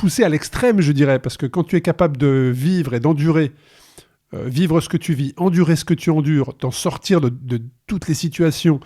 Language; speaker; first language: French; native; French